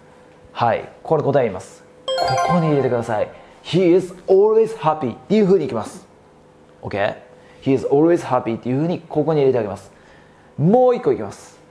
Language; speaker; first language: Japanese; native; Japanese